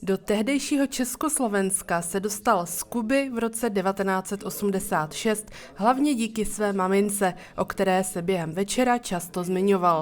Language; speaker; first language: Czech; native; Czech